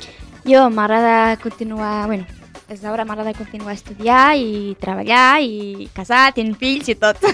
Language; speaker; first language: Catalan; early bilingual, other home language; Arabic